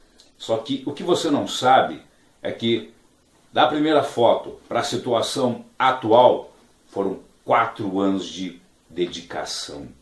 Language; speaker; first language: Portuguese; native; Portuguese